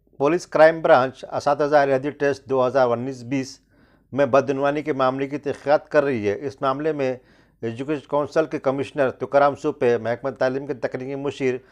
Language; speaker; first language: Urdu; native; Urdu